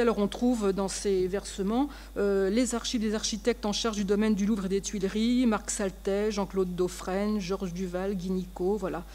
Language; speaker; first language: French; native; French